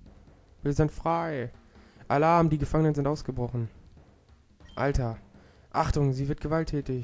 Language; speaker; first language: German; native; German